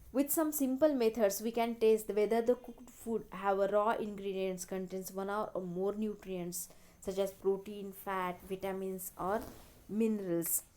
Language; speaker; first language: English; non-native, local second language; Marathi